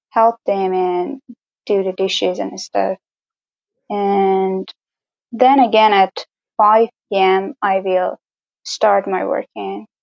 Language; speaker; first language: English; non-native, fluent; Persian